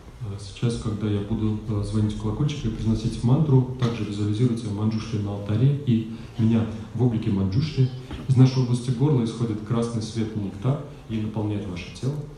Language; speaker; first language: Russian; native; Russian